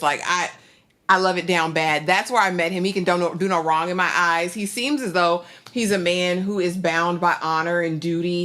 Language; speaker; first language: English; native; English